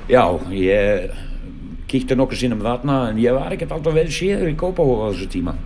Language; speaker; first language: Icelandic; non-native, fluent; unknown